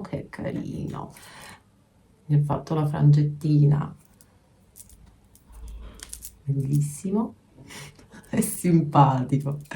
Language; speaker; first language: Italian; native; Italian